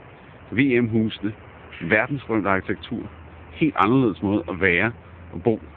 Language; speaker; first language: Danish; native; Danish